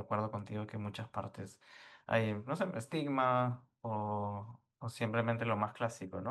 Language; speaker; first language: Spanish; native; Spanish